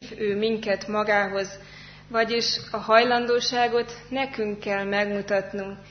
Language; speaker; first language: Hungarian; native; Hungarian